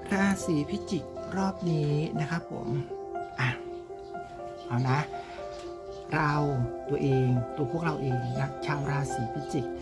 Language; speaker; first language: Thai; native; Thai